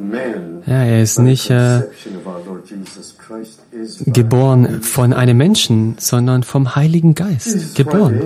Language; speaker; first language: German; non-native, fluent; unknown